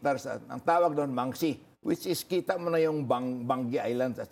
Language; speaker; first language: Filipino; non-native, local second language; Cebuano